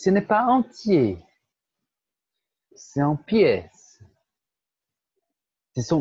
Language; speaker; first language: French; non-native, fluent; Portuguese